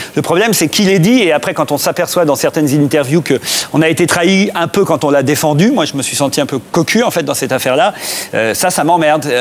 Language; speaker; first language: French; native; French